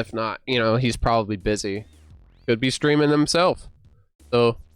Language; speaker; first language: English; native; English